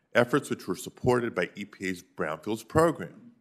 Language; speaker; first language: English; native; English